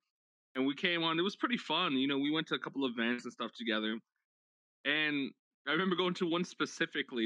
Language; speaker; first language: English; native; English